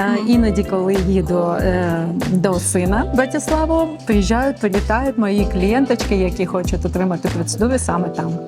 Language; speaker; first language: Ukrainian; non-native, local second language; Russian